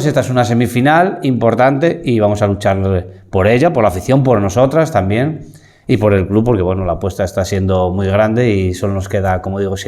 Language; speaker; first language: Spanish; native; Spanish